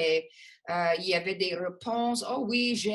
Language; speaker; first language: French; non-native, local second language; English